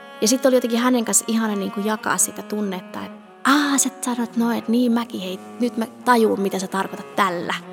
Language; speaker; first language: Finnish; early bilingual, other home language; Bangla